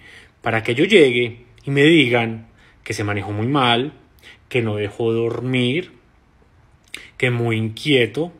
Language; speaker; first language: Spanish; native; Spanish